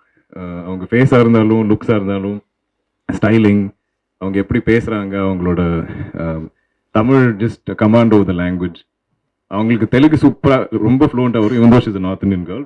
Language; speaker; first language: Tamil; non-native, local second language; Malayalam